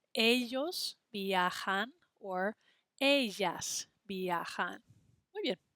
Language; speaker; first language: Spanish; non-native, fluent; English